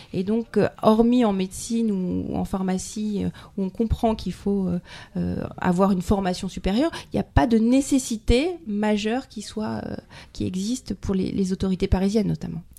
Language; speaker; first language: French; native; French